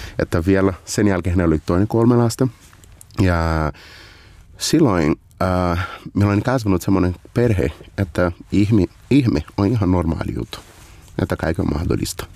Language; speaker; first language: Finnish; non-native, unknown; Portuguese